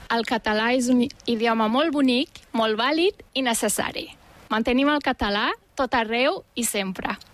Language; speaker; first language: Catalan; non-native, fluent; Turkish